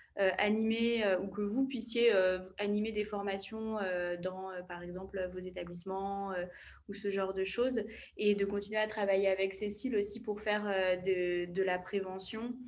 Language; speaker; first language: French; native; French